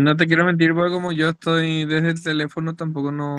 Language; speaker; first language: Spanish; native; Spanish